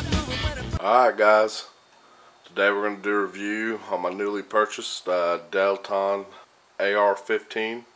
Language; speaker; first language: English; native; English